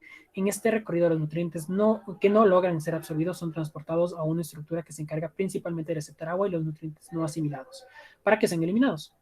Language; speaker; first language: Spanish; native; Spanish